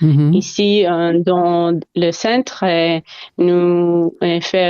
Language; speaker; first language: French; non-native, learner; Hebrew